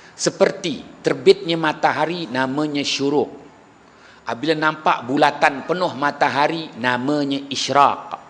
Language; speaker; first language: Malay; native; Malay